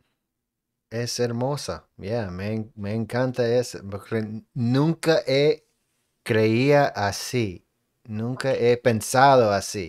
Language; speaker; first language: Spanish; non-native, learner; English